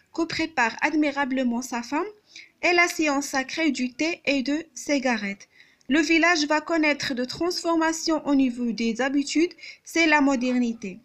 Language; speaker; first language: French; non-native, local second language; Arabic